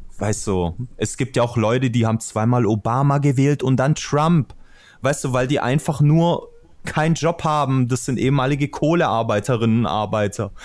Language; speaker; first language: German; early bilingual, other home language; Albanian